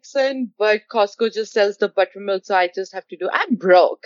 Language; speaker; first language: English; non-native, local second language; Hindi